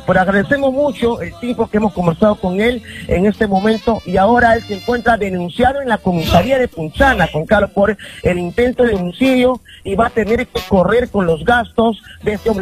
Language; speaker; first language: Spanish; native; Spanish